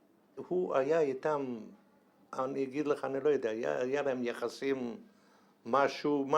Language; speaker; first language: Hebrew; non-native, fluent; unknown